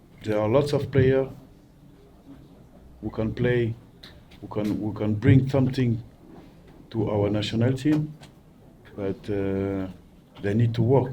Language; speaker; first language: English; non-native, learner; French